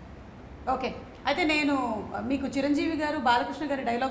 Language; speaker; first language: Telugu; native; Telugu